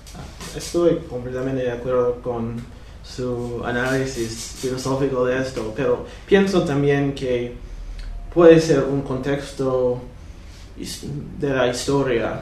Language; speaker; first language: Spanish; non-native, fluent; English